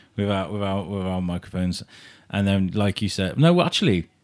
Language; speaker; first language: English; native; English